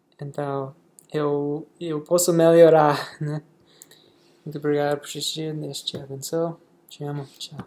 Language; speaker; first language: Portuguese; non-native, learner; English